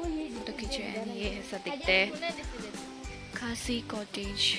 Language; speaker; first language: Hindi; non-native, local second language; Assamese